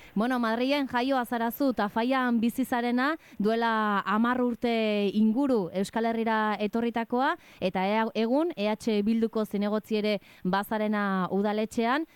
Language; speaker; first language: Basque; native; Basque